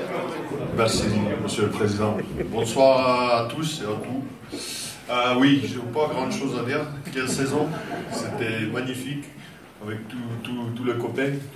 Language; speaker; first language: French; non-native, fluent; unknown